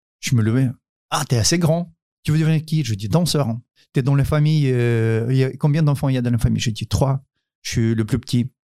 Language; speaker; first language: French; non-native, fluent; Ukrainian